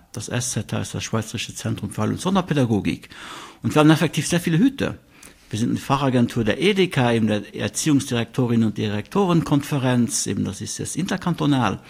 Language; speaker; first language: German; non-native, local second language; Luxembourgish